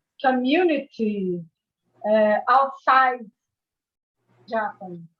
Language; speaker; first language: English; non-native, learner; Portuguese